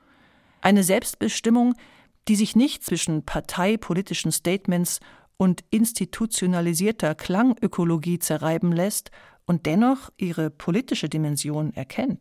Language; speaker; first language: German; native; German